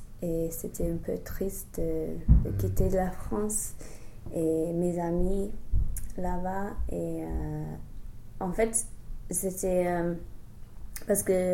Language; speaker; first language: French; non-native, fluent; English